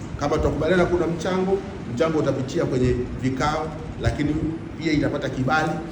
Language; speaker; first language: Swahili; native; Swahili